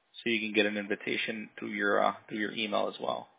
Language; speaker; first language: English; early bilingual, other home language; Spanish